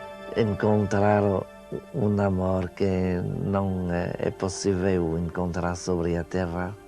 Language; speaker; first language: Portuguese; non-native, fluent; French